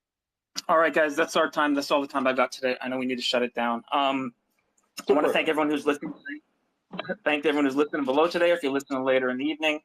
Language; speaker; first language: English; native; English